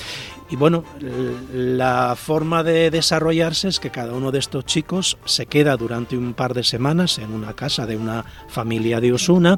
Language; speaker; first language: Spanish; native; Spanish